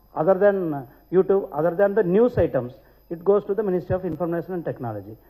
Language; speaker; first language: English; non-native, local second language; Tamil